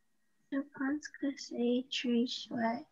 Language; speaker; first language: French; non-native, learner; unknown